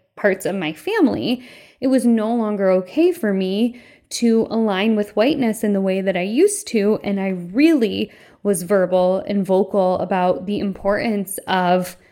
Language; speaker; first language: English; early bilingual, other home language; Filipino